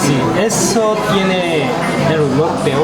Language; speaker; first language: Spanish; non-native, fluent; Korean